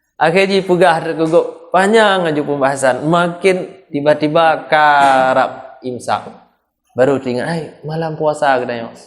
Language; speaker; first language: Malay; non-native, local second language; Achinese